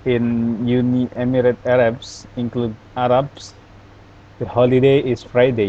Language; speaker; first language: English; non-native, learner; Indonesian